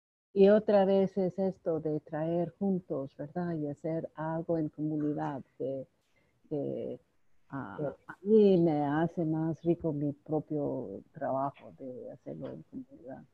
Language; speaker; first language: Spanish; non-native, fluent; English